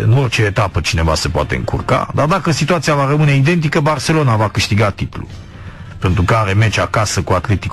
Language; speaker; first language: Romanian; native; Romanian